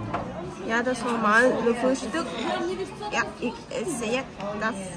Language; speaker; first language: German; non-native, learner; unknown